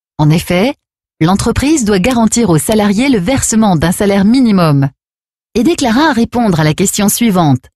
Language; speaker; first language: French; native; French